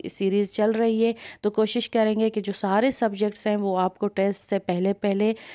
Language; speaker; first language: Urdu; non-native, local second language; Sindhi